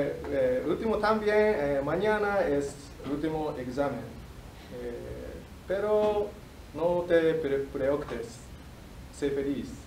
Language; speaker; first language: Spanish; non-native, learner; Japanese